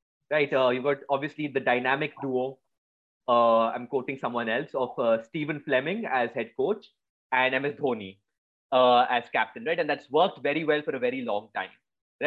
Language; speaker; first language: English; non-native, local second language; Hindi